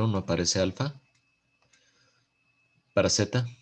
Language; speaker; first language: Spanish; native; Spanish